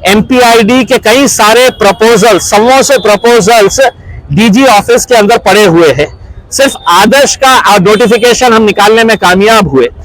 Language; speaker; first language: Hindi; non-native, local second language; Urdu